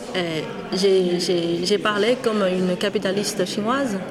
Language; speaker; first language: French; non-native, fluent; Chinese